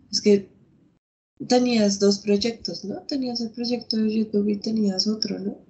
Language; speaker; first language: Spanish; native; Spanish